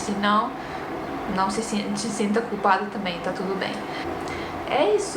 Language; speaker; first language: Portuguese; non-native, fluent; Estonian